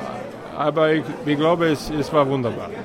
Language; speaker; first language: German; non-native, learner; Croatian